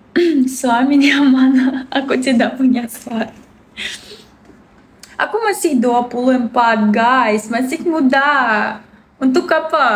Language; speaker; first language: Indonesian; non-native, learner; Russian